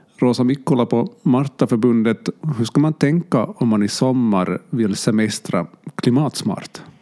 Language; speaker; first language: Swedish; native; Swedish